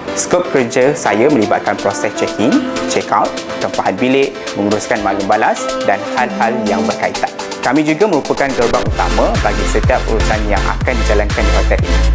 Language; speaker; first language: Malay; native; Malay